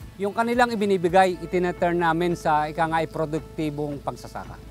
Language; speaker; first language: Filipino; native; Filipino